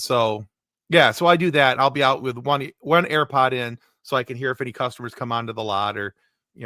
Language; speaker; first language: English; native; English